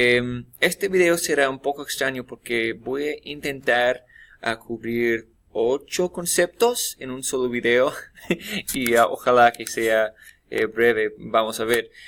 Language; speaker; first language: Spanish; non-native, fluent; English